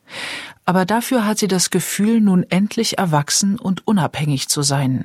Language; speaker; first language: German; native; German